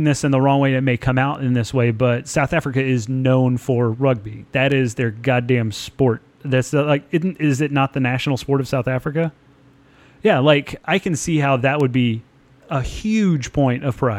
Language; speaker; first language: English; native; English